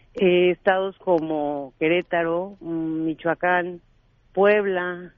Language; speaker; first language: Spanish; native; Spanish